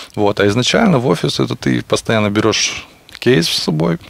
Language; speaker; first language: Russian; native; Russian